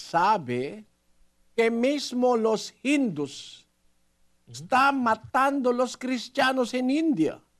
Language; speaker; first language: Spanish; non-native, learner; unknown